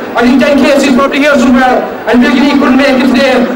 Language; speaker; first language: English; native; English